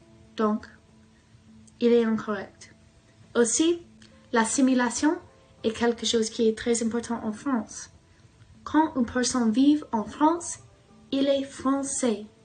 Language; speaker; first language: French; non-native, learner; English